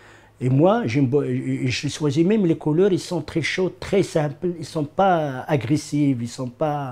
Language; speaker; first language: French; non-native, learner; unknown